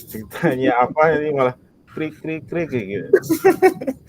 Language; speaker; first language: Indonesian; native; Indonesian